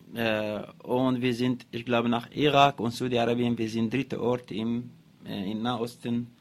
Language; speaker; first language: German; non-native, learner; Arabic